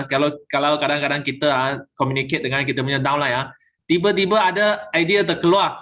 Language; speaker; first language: Malay; native; Malay